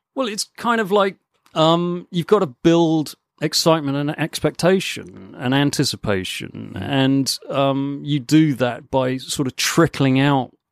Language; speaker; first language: English; native; English